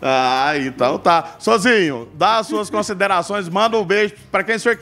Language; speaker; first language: Portuguese; native; Portuguese